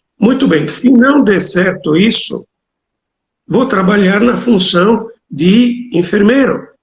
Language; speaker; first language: Portuguese; non-native, fluent; Italian